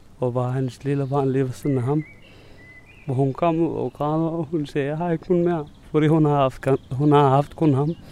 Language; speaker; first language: Danish; non-native, fluent; Arabic